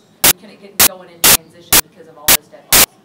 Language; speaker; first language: English; native; English